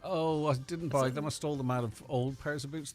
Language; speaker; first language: English; native; English